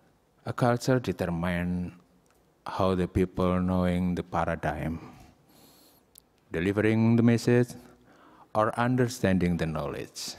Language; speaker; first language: English; non-native, learner; Indonesian